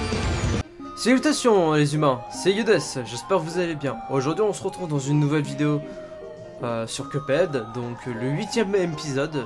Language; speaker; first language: French; native; French